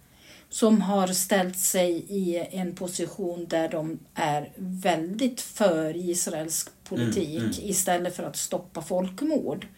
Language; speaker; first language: Swedish; native; Swedish